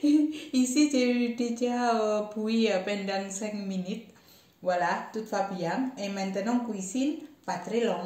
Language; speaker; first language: French; non-native, learner; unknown